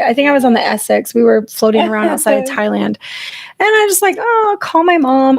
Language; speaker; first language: English; native; English